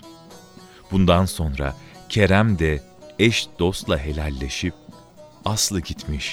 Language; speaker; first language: Turkish; native; Turkish